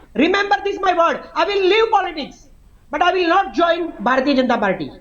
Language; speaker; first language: English; non-native, local second language; Gujarati